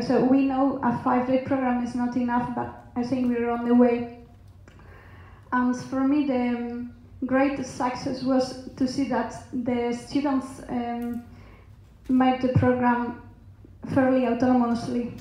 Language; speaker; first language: English; non-native, fluent; Basque